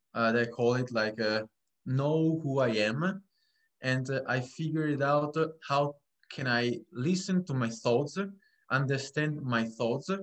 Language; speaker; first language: English; non-native, fluent; Italian